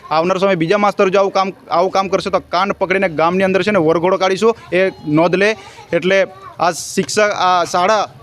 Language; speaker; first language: Gujarati; non-native, local second language; Bhili